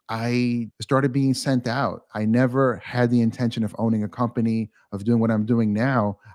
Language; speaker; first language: English; native; English